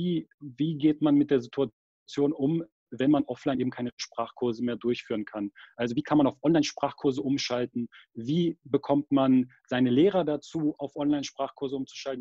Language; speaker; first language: German; native; German